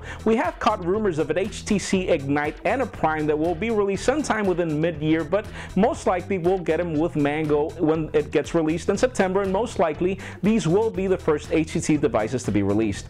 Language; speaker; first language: English; non-native, local second language; Spanish